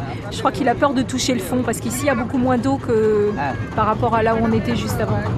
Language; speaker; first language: French; native; French